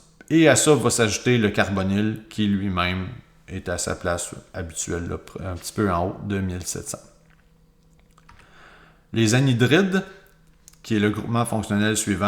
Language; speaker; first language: French; native; French